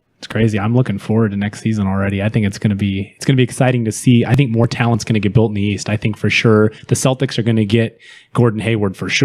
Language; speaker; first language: English; native; English